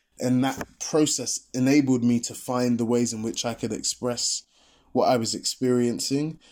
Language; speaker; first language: English; native; English